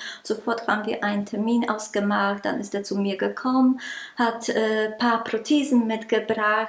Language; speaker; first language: German; non-native, local second language; Polish